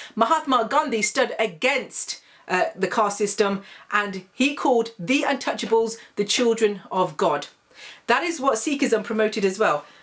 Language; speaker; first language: English; native; English